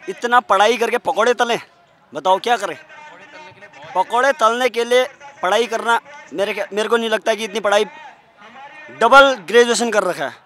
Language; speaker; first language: Hindi; native; Hindi